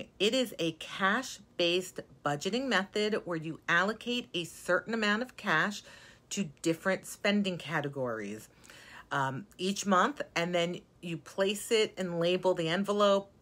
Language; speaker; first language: English; native; English